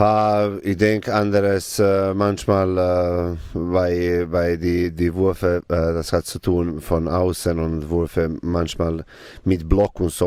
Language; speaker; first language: German; non-native, learner; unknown